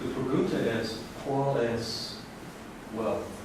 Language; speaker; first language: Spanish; non-native, learner; English